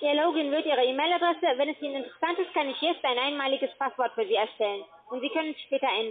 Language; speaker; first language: German; non-native, fluent; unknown